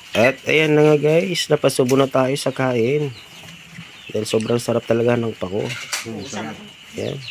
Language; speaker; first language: Filipino; non-native, local second language; Iloko